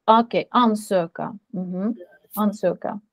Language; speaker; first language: Swedish; non-native, fluent; Russian